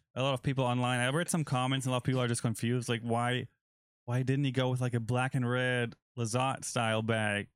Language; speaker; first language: English; non-native, fluent; German